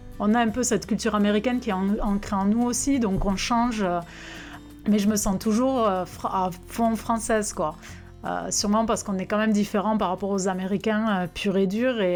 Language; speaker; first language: French; native; French